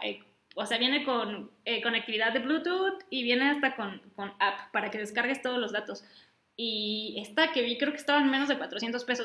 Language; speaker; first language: Spanish; native; Spanish